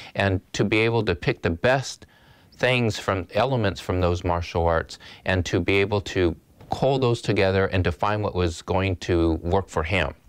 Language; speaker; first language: English; native; English